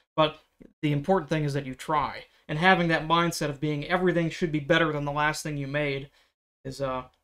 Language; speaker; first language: English; native; English